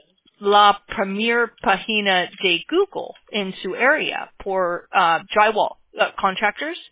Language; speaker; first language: Spanish; non-native, learner; English